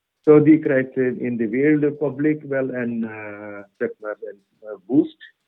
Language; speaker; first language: Dutch; non-native, fluent; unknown